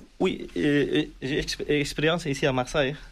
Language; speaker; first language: French; non-native, learner; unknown